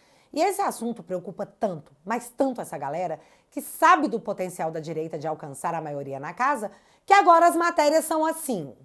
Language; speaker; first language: Portuguese; native; Portuguese